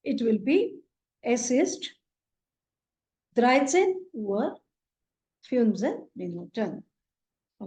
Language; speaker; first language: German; non-native, fluent; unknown